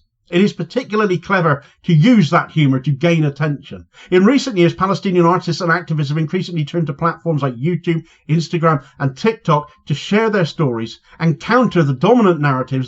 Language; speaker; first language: English; native; English